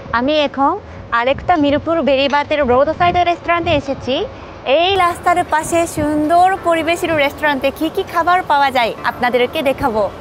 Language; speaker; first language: Bangla; non-native, fluent; Japanese